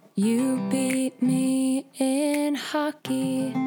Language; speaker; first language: English; native; English